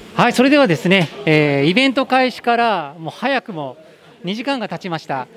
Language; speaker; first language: Japanese; native; Japanese